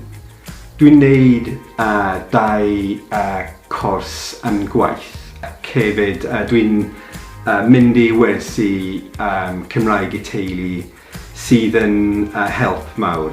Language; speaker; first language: Welsh; non-native, local second language; English